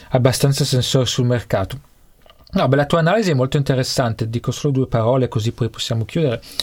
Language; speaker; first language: Italian; native; Italian